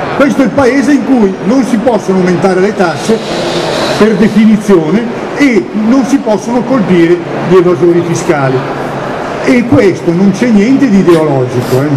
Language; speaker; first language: Italian; native; Italian